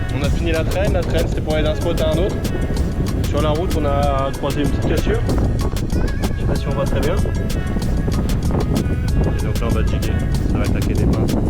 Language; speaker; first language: French; native; French